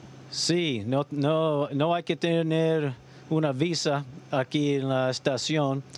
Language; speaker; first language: Spanish; early bilingual, other home language; English